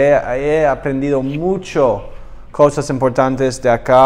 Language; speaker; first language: Spanish; non-native, learner; English